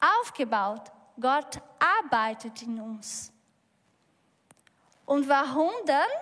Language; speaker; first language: German; non-native, learner; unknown